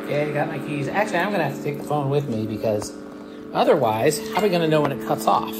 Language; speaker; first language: English; native; English